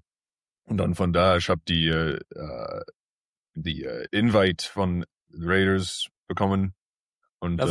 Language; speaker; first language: German; early bilingual, heritage; English